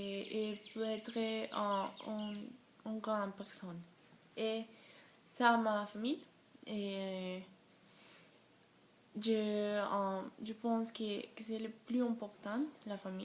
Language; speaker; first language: French; non-native, learner; Spanish